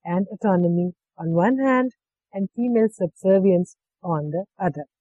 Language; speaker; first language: English; non-native, local second language; Urdu